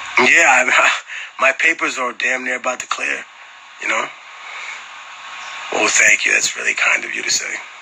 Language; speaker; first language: English; early bilingual, other home language; Spanish